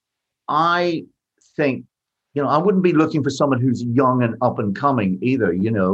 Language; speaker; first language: English; native; English